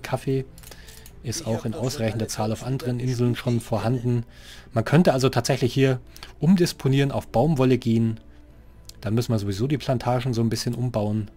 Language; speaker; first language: German; native; German